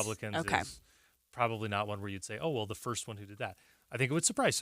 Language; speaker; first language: English; native; English